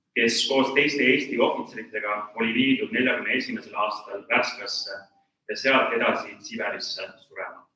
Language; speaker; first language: Estonian; native; Estonian